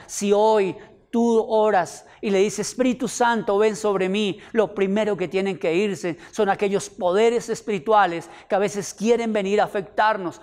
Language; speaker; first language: Spanish; native; Spanish